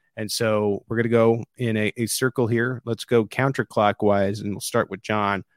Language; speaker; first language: English; native; English